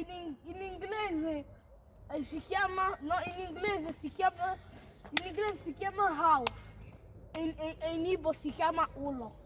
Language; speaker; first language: Italian; early bilingual, other home language; Igbo